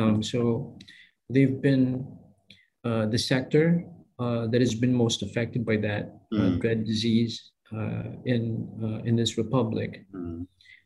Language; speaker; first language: English; non-native, local second language; Filipino